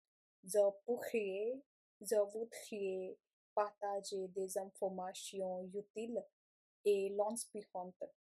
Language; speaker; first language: French; non-native, learner; Punjabi